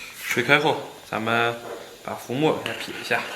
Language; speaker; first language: Chinese; native; Chinese